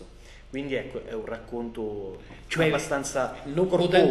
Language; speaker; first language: Italian; native; Italian